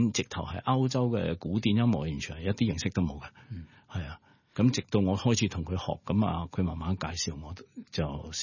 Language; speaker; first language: Cantonese; early bilingual, heritage; Cantonese